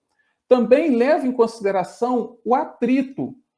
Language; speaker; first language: Portuguese; native; Portuguese